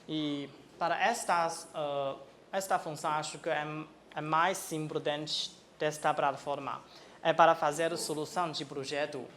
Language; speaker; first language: Portuguese; non-native, fluent; Chinese